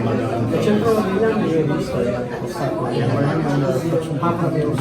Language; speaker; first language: Italian; non-native, learner; Urdu